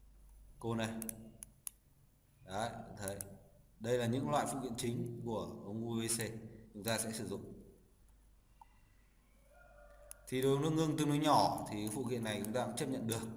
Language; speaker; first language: Vietnamese; native; Vietnamese